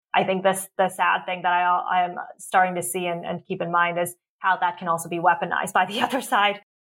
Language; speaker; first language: English; early bilingual, other home language; Cantonese